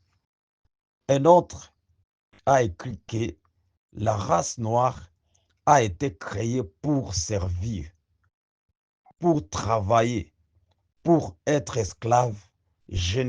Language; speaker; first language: French; non-native, local second language; Swahili